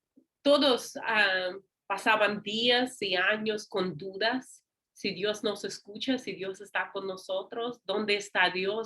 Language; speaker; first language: Spanish; non-native, learner; English